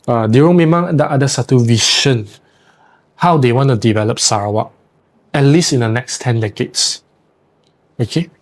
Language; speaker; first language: English; non-native, local second language; Malay